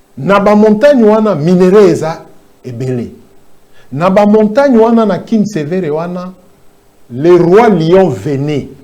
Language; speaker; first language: Lingala; non-native, local second language; Swahili